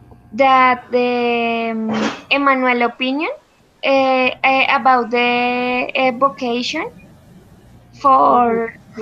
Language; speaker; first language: English; non-native, learner; Spanish